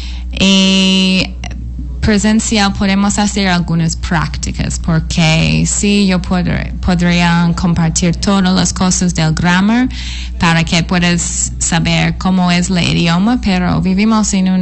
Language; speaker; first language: Spanish; non-native, fluent; English